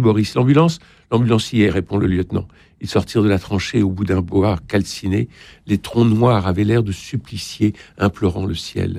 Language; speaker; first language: French; native; French